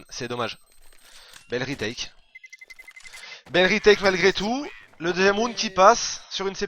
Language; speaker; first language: French; native; French